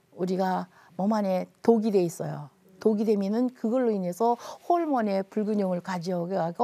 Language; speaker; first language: Korean; native; Korean